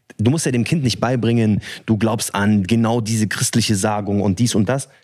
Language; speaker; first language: German; early bilingual, other home language; Arabic